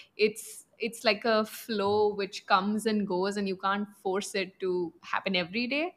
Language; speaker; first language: English; non-native, local second language; Punjabi